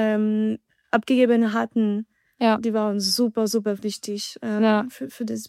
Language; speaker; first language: German; non-native, fluent; French